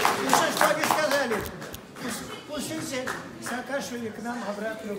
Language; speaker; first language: Russian; non-native, fluent; Georgian